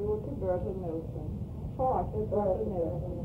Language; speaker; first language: Swedish; early bilingual, heritage; Swedish